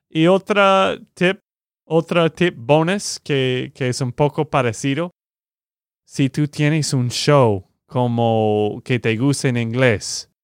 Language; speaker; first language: Spanish; non-native, learner; English